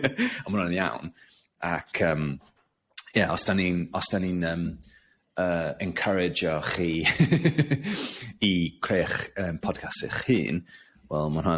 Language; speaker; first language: Welsh; non-native, local second language; English